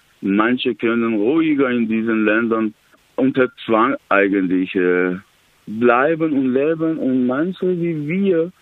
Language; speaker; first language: German; non-native, learner; Persian